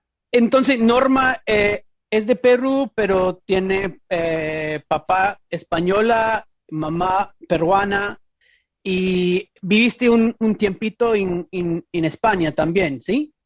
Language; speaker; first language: Spanish; non-native, fluent; English